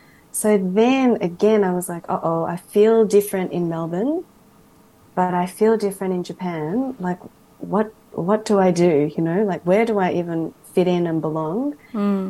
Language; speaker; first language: English; early bilingual, other home language; Japanese